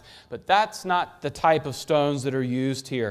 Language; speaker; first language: English; native; English